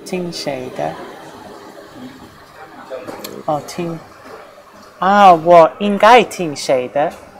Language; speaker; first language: Chinese; non-native, learner; English